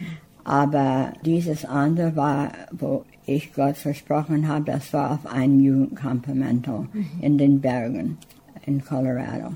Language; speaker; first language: German; early bilingual, heritage; English